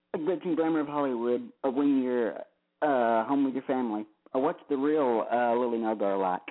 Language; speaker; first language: English; native; English